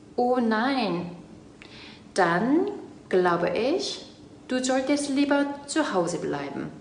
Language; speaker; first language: German; non-native, fluent; Korean